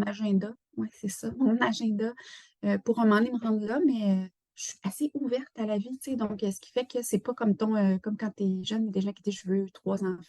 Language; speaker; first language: French; native; French